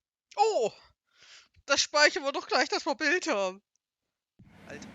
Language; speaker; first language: German; native; German